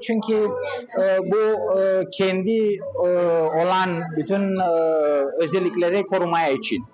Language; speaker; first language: Turkish; non-native, learner; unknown